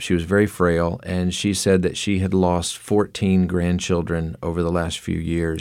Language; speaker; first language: English; native; English